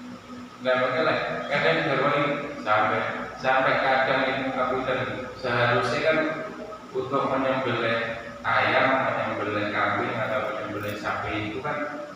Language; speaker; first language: Indonesian; non-native, local second language; Javanese